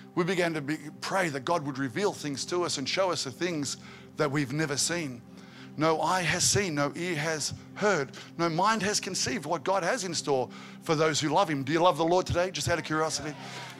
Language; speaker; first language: English; native; English